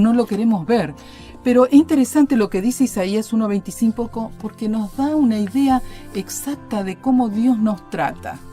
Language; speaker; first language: Spanish; native; Spanish